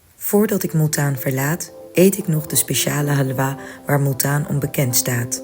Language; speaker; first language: Dutch; early bilingual, other home language; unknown